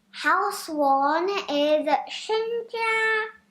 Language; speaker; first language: English; non-native, fluent; Chinese